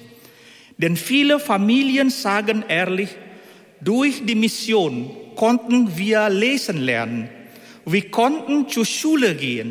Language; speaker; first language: German; non-native, fluent; Indonesian